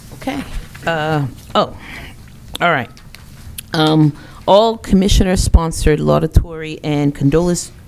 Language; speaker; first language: English; native; English